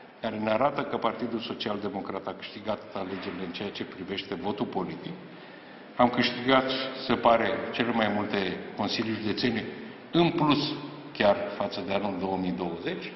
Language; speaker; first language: Romanian; native; Romanian